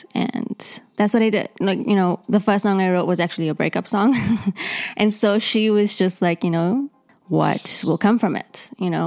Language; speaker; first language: English; native; English